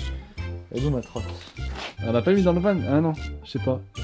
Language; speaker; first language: French; native; French